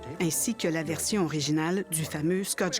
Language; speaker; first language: French; native; French